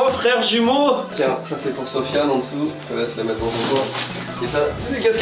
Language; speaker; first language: French; native; French